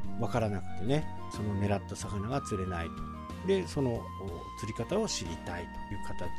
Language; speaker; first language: Japanese; native; Japanese